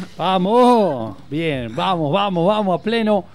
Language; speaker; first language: Spanish; native; Spanish